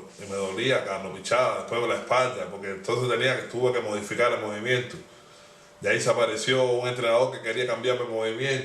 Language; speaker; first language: Spanish; native; Spanish